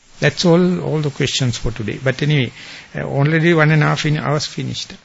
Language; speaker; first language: English; non-native, local second language; Sinhala